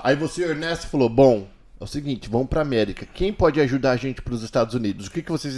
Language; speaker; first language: Portuguese; native; Portuguese